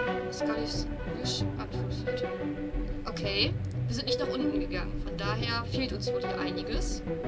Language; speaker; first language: German; native; German